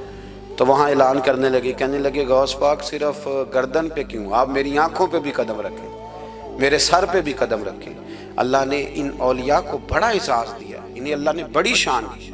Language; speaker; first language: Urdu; non-native, local second language; Punjabi